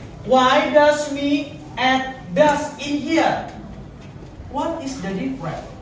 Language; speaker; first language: English; non-native, learner; Indonesian